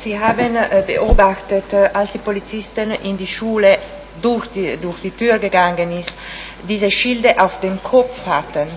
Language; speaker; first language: German; non-native, fluent; Italian